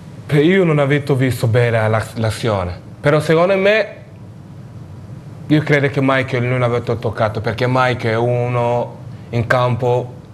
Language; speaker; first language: Italian; non-native, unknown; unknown